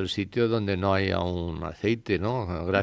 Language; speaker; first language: Spanish; native; Spanish